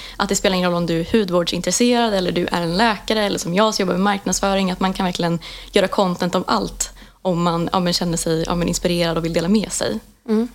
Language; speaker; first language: Swedish; native; Swedish